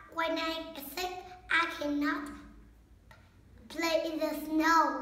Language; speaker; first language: English; non-native, learner; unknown